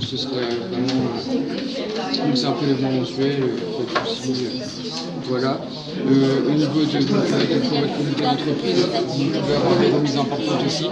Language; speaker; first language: French; native; French